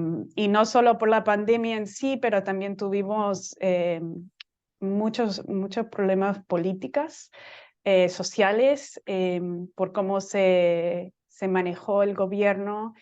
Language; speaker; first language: Spanish; non-native, fluent; English